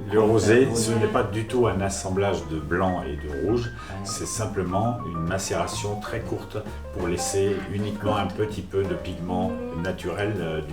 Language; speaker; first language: French; native; French